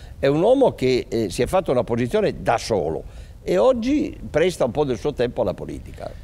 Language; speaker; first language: Italian; native; Italian